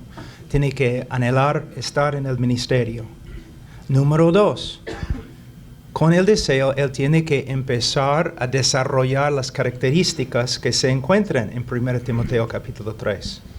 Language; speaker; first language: Spanish; non-native, fluent; English